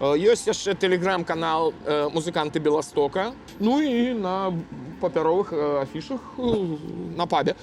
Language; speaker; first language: Belarusian; non-native, local second language; Russian